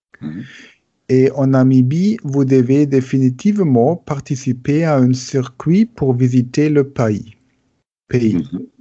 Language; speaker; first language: French; non-native, learner; German